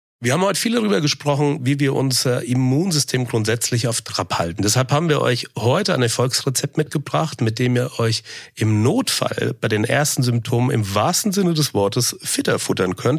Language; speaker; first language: German; native; German